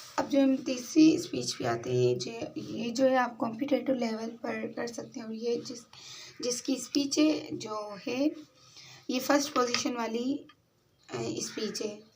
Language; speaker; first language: Urdu; non-native, local second language; Sindhi